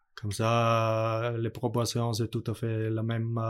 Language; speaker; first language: French; non-native, learner; German